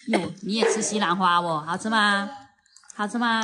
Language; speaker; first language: Chinese; native; Chinese